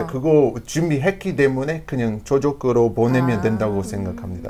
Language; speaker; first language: Korean; non-native, learner; English